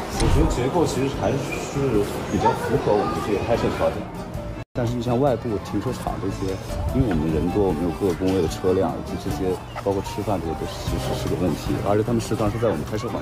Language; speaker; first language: Chinese; native; Chinese